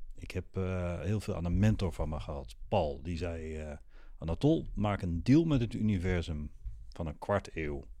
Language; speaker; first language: Dutch; native; Dutch